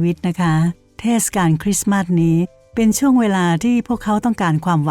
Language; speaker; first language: Thai; native; Thai